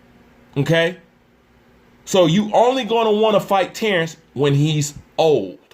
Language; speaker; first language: English; native; English